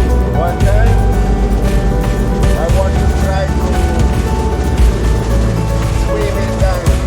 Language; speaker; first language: English; non-native, learner; Italian